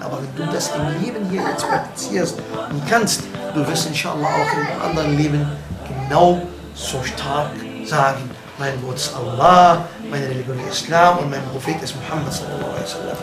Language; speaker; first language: German; non-native, fluent; Arabic